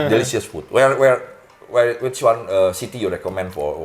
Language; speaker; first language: English; non-native, learner; Indonesian